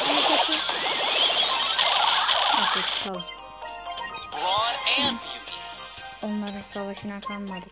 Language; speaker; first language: Turkish; native; Turkish